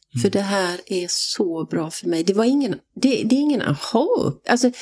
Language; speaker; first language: Swedish; native; Swedish